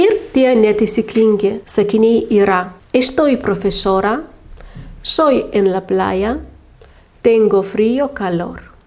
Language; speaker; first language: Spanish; non-native, fluent; Lithuanian